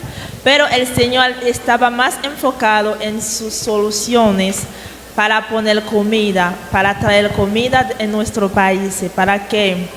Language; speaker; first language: Spanish; non-native, fluent; Haitian Creole